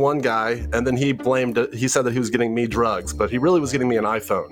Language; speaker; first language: English; native; English